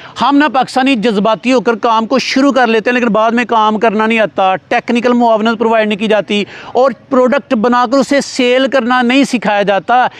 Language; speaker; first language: Urdu; native; Urdu